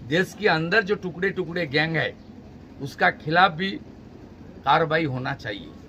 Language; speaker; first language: Hindi; non-native, local second language; Bangla